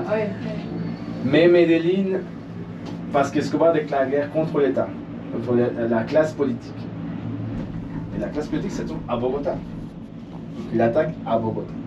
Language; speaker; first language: French; non-native, fluent; Spanish